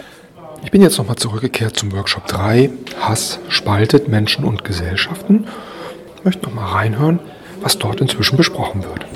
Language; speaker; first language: German; native; German